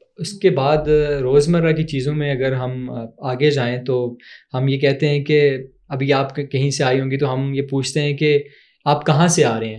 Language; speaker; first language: Urdu; non-native, local second language; Pahari-Potwari